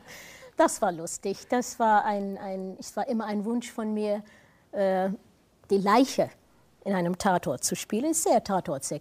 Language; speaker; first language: German; non-native, fluent; English